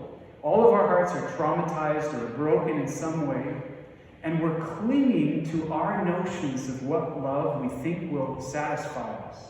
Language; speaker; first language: English; native; English